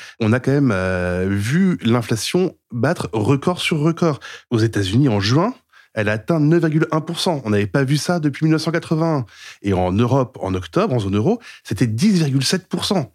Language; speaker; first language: French; native; French